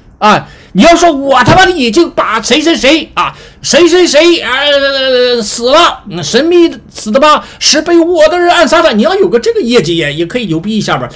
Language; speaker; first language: Chinese; native; Chinese